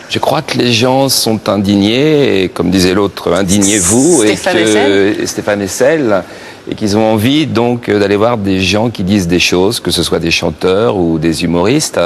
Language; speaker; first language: French; native; French